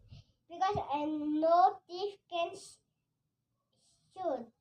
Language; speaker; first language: English; non-native, learner; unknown